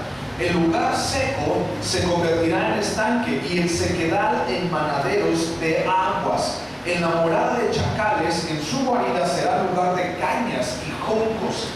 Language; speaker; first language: Spanish; native; Spanish